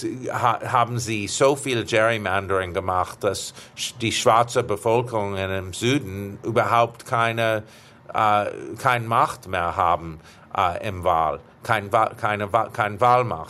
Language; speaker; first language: German; non-native, fluent; English